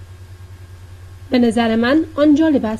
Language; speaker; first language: Persian; native; Persian